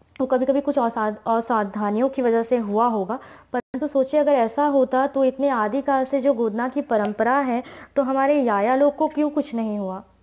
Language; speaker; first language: Hindi; native; Hindi